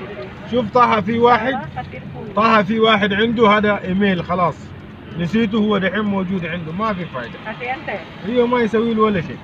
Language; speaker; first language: Arabic; non-native, learner; Indonesian